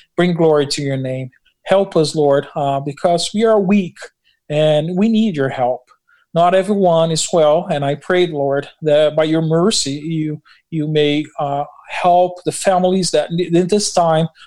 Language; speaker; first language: English; non-native, fluent; Portuguese